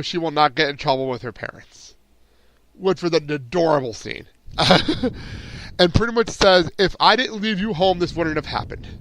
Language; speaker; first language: English; native; English